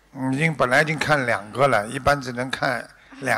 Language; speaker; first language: Chinese; native; Chinese